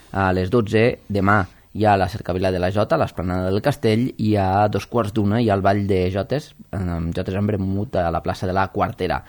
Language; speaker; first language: Catalan; native; Catalan